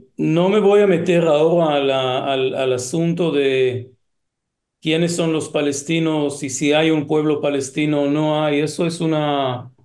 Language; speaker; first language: Spanish; non-native, fluent; Hebrew